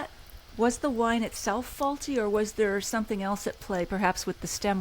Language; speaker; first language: English; native; English